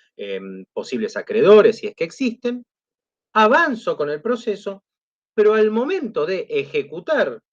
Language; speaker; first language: Spanish; native; Spanish